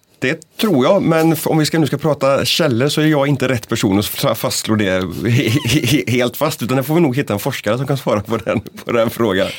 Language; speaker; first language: Swedish; native; Swedish